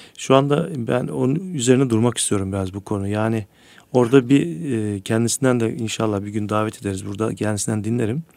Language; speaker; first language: Turkish; native; Turkish